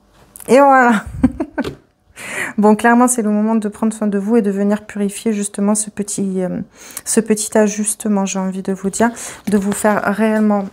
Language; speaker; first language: French; native; French